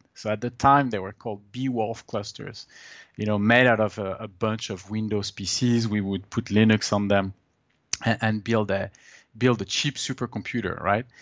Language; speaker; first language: English; non-native, fluent; French